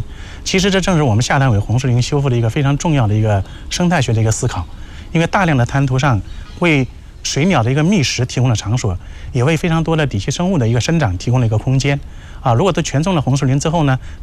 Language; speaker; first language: Chinese; native; Chinese